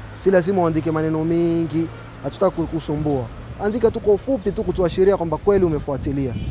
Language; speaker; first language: Swahili; native; Swahili